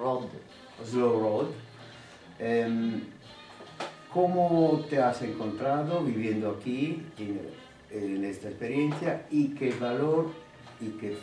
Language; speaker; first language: Spanish; non-native, fluent; Italian